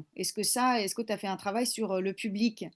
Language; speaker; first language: French; native; French